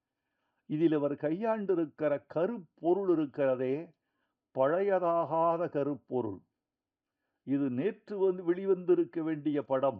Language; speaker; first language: Tamil; native; Tamil